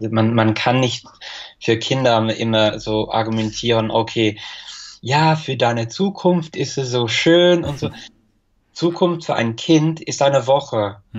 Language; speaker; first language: German; non-native, fluent; English